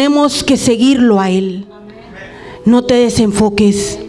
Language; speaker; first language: Spanish; native; Spanish